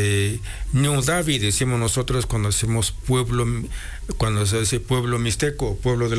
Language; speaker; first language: Spanish; non-native, local second language; Mixtepec Mixtec